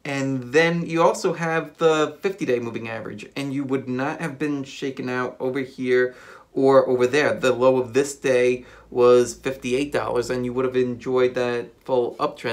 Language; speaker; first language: English; native; English